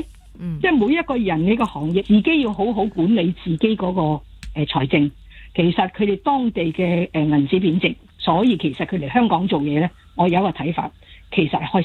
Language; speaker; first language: Cantonese; native; Cantonese